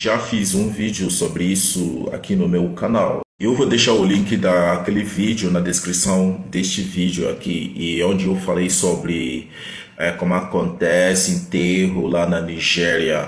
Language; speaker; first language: Portuguese; non-native, fluent; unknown